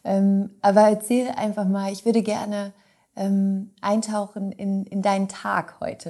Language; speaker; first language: German; native; German